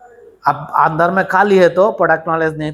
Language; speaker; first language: Hindi; non-native, learner; Bangla